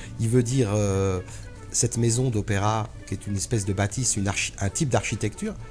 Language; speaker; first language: French; early bilingual, other home language; Arabic